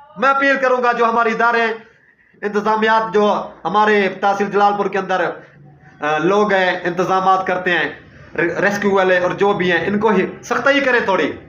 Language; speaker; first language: Urdu; non-native, local second language; Saraiki